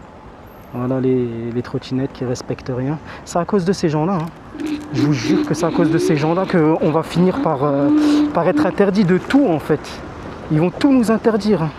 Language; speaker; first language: French; native; French